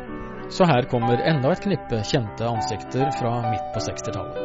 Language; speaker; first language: Norwegian; native; Norwegian